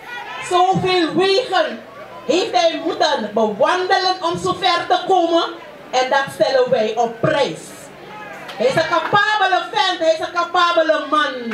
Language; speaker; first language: Dutch; non-native, local second language; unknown